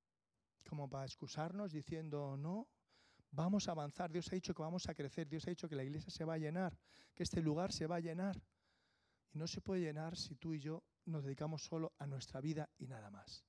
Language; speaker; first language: Spanish; native; Spanish